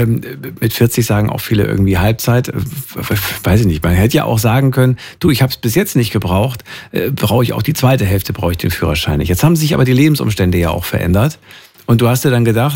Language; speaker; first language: German; native; German